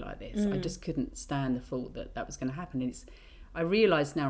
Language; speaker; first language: English; native; English